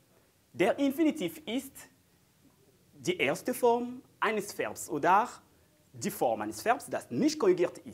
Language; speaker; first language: German; non-native, learner; French